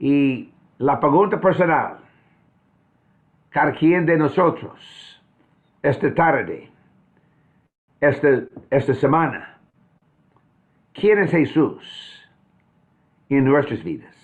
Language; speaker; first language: Spanish; non-native, fluent; English